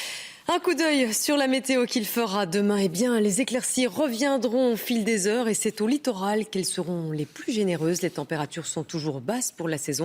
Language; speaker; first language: French; native; French